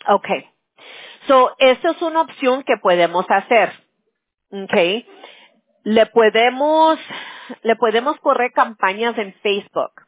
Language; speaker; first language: Spanish; early bilingual, other home language; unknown